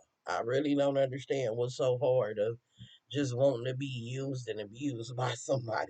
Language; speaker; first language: English; native; English